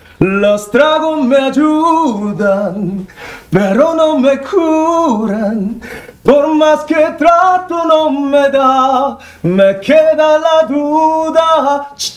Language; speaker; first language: Spanish; non-native, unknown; Korean